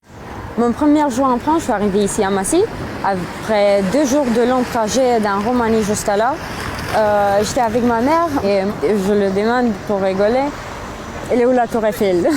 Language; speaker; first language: French; early bilingual, other home language; Romanian